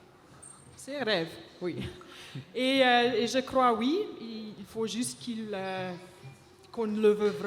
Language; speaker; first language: French; non-native, fluent; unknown